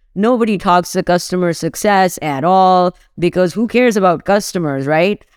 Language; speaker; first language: English; non-native, local second language; Urdu